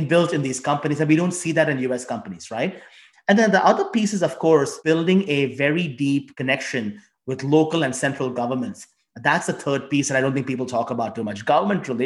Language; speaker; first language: English; non-native, local second language; Tamil